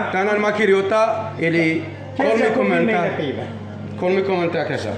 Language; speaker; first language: Finnish; non-native, learner; Turkish